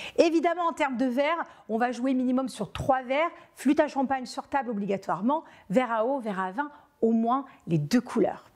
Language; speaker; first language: French; native; French